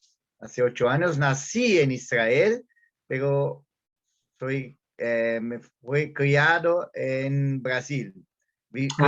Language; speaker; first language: Spanish; non-native, learner; Portuguese